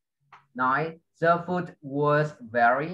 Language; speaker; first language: English; non-native, fluent; Vietnamese